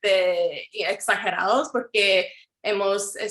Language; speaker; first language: Spanish; early bilingual, heritage; Spanish